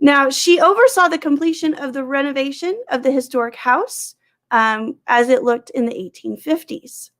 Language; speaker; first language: English; native; English